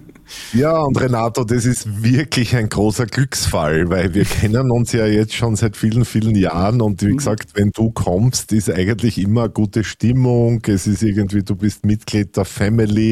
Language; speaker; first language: German; native; German